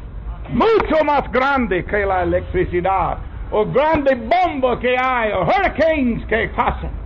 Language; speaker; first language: Spanish; non-native, fluent; English